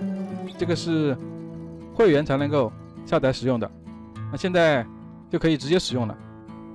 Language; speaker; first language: Chinese; native; Chinese